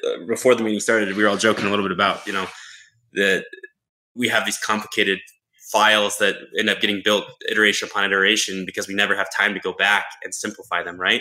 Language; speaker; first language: English; native; English